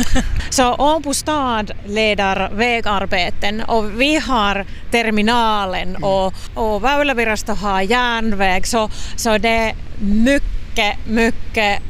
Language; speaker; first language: Swedish; non-native, local second language; Finnish